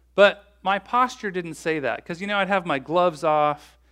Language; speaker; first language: English; native; English